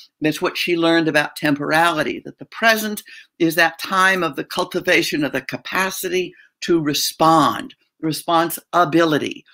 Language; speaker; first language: English; native; English